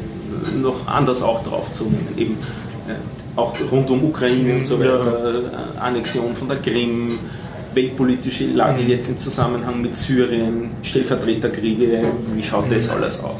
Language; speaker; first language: German; native; German